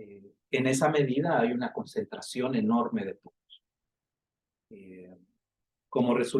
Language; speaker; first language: Spanish; native; Spanish